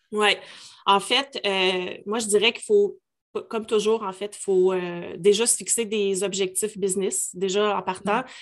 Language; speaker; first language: French; native; French